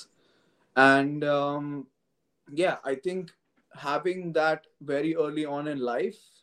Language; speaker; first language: English; non-native, local second language; Hindi